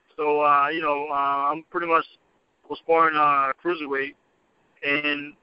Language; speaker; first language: English; native; English